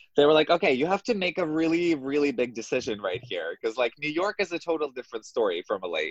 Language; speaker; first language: English; non-native, fluent; Russian